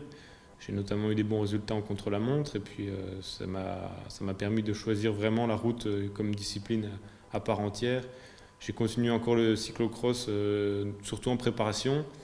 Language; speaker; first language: French; native; French